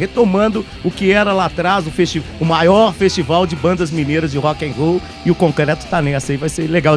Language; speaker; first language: Portuguese; native; Portuguese